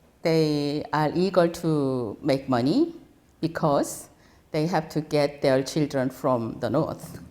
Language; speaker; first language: English; non-native, fluent; Korean